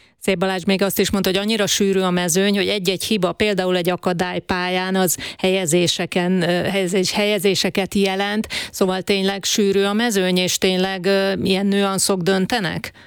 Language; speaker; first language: Hungarian; native; Hungarian